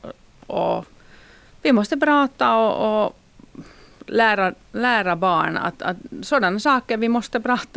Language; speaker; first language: Swedish; non-native, local second language; Finnish